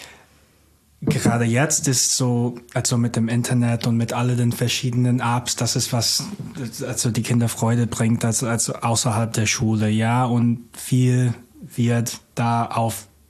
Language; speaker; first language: German; non-native, fluent; English